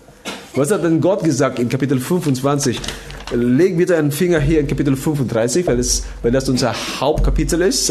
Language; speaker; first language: German; non-native, fluent; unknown